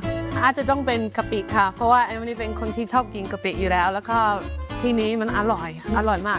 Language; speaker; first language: Thai; non-native, fluent; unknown